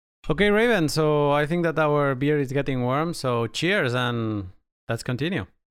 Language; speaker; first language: English; non-native, fluent; Catalan